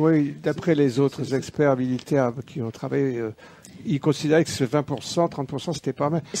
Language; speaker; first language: French; native; French